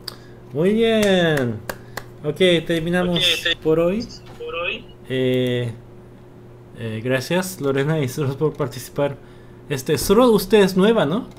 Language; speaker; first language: Spanish; non-native, fluent; Korean